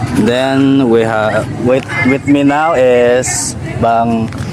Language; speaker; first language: English; non-native, learner; Indonesian